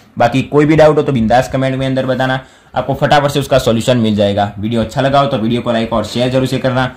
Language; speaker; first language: Hindi; non-native, local second language; Gujarati